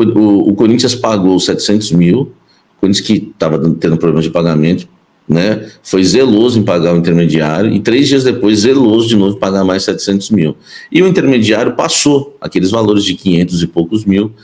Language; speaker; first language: Portuguese; native; Portuguese